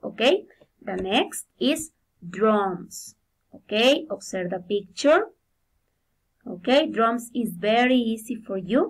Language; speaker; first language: English; non-native, fluent; Spanish